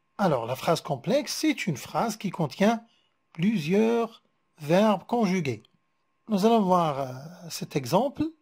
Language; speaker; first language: French; non-native, local second language; Arabic